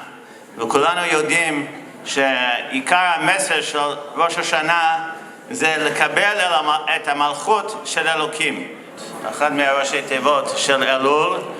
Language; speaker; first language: Hebrew; non-native, fluent; English